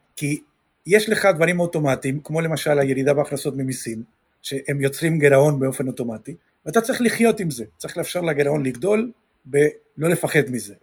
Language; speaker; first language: Hebrew; non-native, fluent; Spanish